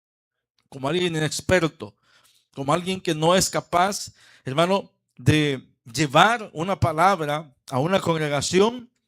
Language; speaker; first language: Spanish; native; Spanish